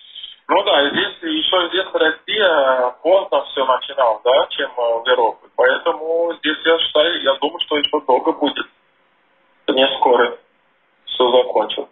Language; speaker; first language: Russian; non-native, fluent; Portuguese